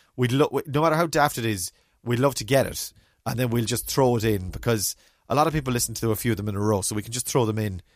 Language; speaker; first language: English; native; English